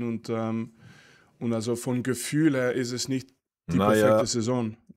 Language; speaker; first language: German; non-native, fluent; French